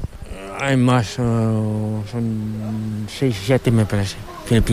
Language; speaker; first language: Spanish; non-native, learner; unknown